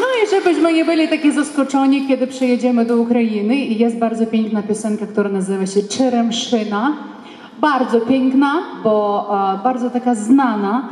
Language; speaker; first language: Polish; non-native, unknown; Ukrainian